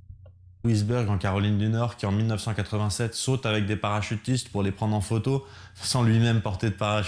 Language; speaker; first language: French; native; French